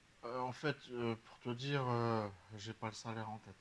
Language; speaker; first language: French; native; French